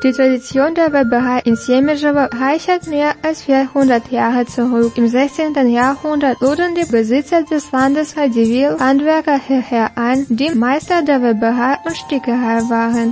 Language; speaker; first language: German; non-native, fluent; Russian